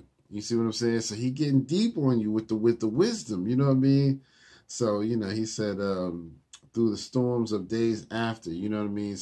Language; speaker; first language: English; native; English